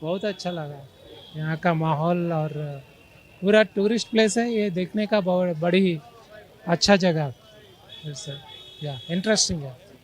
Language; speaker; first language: Hindi; non-native, local second language; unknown